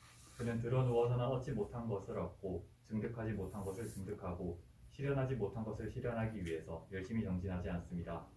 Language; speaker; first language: Korean; native; Korean